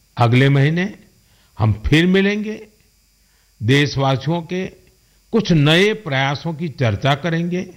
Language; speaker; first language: Hindi; non-native, local second language; Gujarati